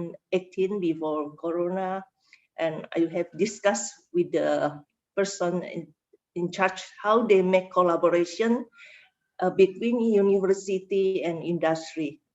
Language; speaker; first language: English; non-native, learner; Indonesian